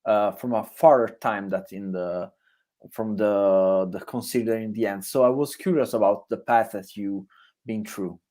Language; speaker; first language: English; non-native, learner; Italian